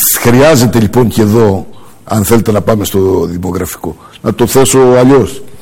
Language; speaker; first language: Greek; early bilingual, heritage; Greek